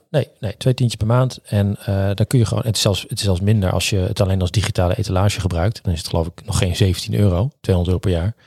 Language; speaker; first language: Dutch; native; Dutch